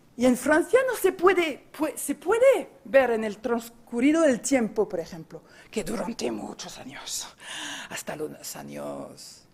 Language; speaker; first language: Spanish; non-native, fluent; French